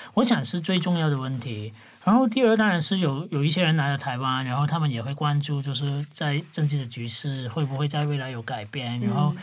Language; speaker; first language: Chinese; non-native, local second language; Cantonese